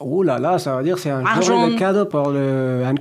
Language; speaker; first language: French; non-native, learner; Persian